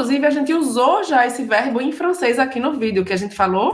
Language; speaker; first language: Portuguese; native; Portuguese